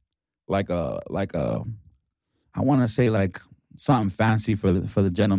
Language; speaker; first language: English; early bilingual, other home language; Spanish